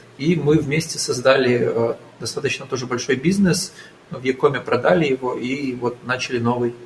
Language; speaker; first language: Russian; native; Russian